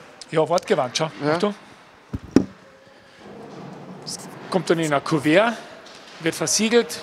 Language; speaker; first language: German; native; German